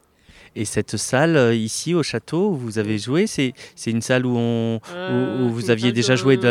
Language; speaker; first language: French; native; French